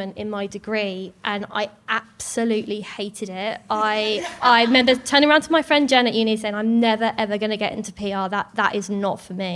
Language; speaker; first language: English; native; English